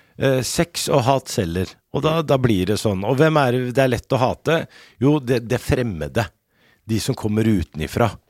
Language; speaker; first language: Norwegian; early bilingual, other home language; Arabic